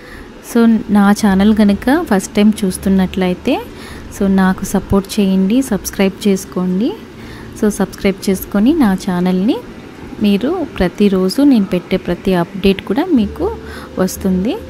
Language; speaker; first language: Telugu; native; Telugu